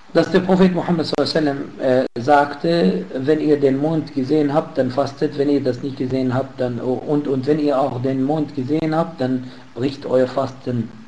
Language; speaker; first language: German; non-native, fluent; Arabic